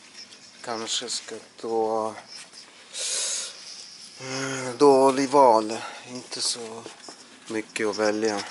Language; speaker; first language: Swedish; non-native, learner; Russian